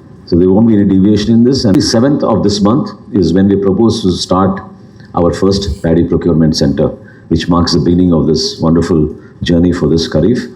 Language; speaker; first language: English; non-native, local second language; Telugu